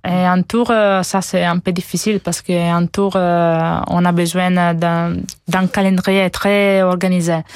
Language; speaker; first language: French; non-native, fluent; Italian